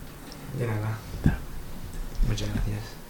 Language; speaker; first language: Spanish; non-native, learner; Arabic